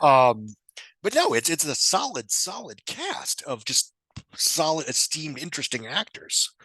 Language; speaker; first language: English; native; English